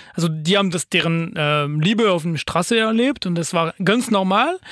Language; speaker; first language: German; non-native, fluent; French